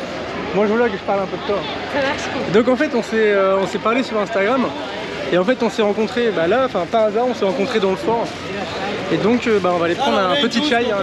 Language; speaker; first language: French; native; French